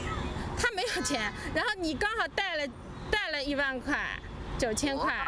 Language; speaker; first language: Chinese; native; Chinese